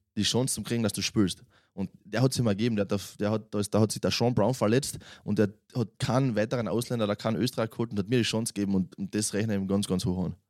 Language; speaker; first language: German; native; German